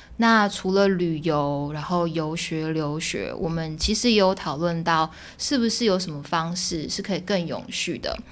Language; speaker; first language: Chinese; early bilingual, heritage; Chinese